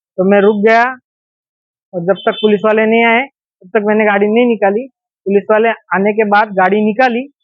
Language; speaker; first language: Hindi; non-native, local second language; Marathi